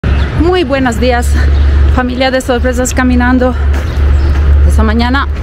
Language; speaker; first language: Spanish; non-native, fluent; Italian